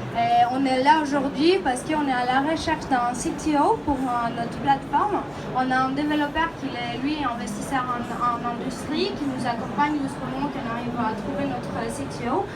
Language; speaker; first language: French; non-native, fluent; Greek